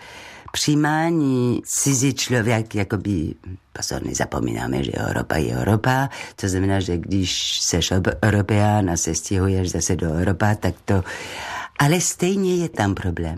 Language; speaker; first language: Czech; non-native, learner; French